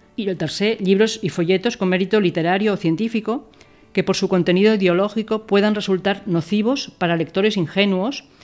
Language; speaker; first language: Spanish; non-native, local second language; Catalan